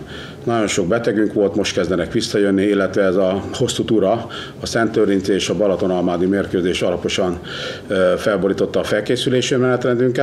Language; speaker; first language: Hungarian; native; Hungarian